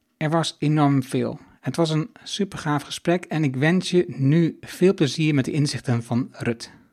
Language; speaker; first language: Dutch; native; Dutch